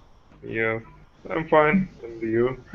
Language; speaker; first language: English; non-native, learner; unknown